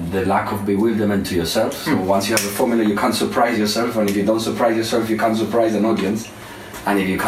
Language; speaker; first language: English; non-native, fluent; Spanish